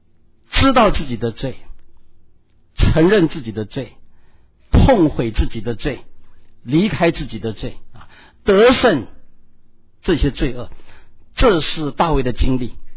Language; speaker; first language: Chinese; native; Chinese